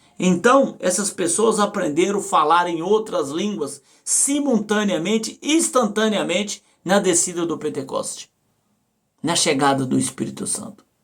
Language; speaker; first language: Portuguese; native; Portuguese